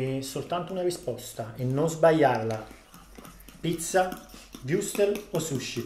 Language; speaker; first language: Italian; native; Italian